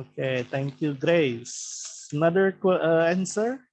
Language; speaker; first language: English; non-native, fluent; Indonesian